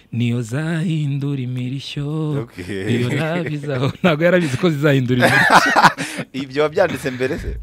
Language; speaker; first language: Kinyarwanda; native; Kinyarwanda